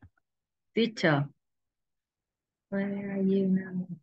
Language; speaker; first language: English; non-native, learner; Vietnamese